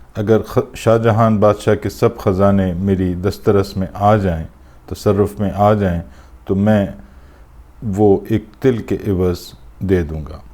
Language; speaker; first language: Urdu; non-native, local second language; Pashto